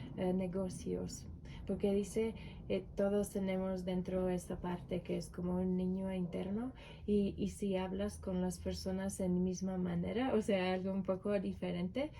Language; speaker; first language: Spanish; non-native, learner; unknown